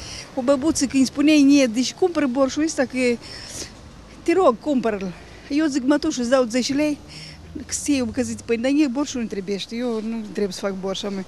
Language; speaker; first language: Romanian; native; Romanian